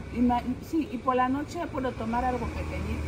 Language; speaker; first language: Spanish; non-native, fluent; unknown